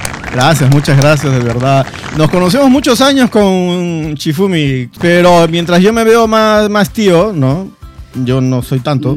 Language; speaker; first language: Spanish; native; Spanish